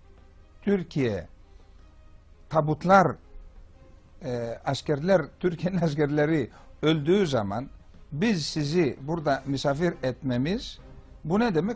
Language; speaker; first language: Turkish; non-native, fluent; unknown